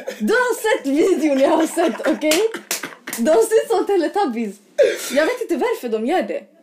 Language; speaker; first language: Swedish; early bilingual, other home language; Arabic